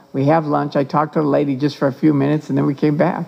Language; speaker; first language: English; native; English